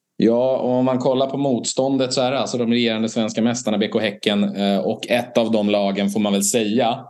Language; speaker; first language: Swedish; native; Swedish